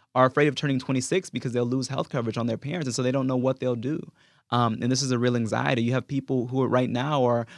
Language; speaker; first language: English; native; English